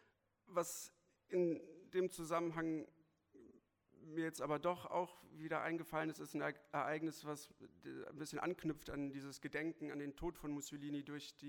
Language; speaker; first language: German; native; German